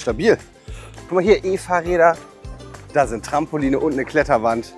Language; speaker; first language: German; native; German